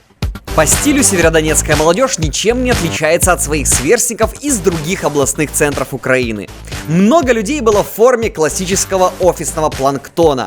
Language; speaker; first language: Russian; native; Russian